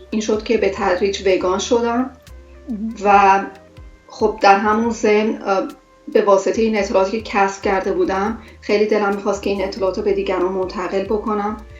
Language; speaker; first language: Persian; non-native, local second language; Armenian